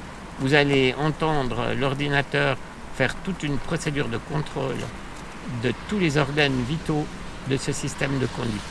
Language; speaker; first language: French; native; French